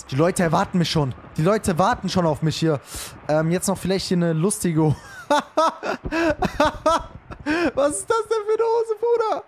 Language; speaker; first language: German; native; German